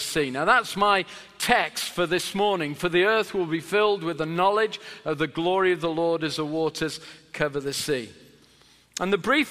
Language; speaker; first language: English; native; English